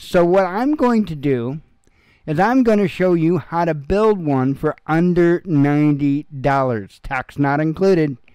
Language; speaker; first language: English; native; English